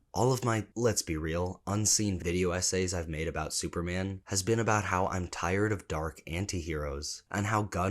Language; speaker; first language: English; native; English